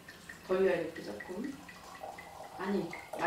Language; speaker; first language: Korean; early bilingual, heritage; Korean